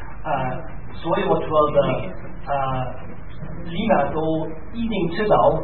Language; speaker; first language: Chinese; non-native, fluent; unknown